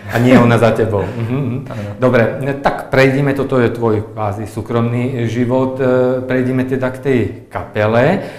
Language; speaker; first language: Slovak; native; Slovak